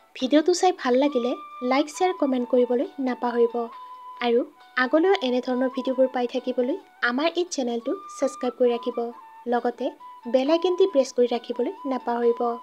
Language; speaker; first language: Assamese; non-native, local second language; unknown